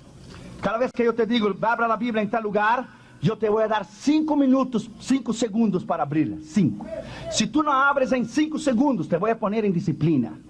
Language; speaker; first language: Spanish; non-native, fluent; Portuguese